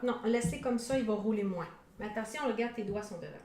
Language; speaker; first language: French; native; French